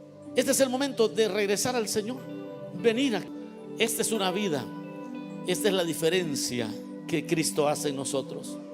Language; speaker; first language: Spanish; native; Spanish